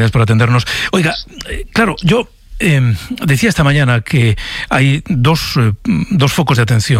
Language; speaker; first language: Spanish; native; Spanish